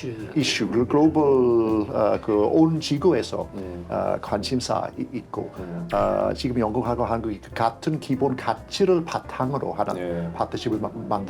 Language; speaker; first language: Korean; non-native, fluent; English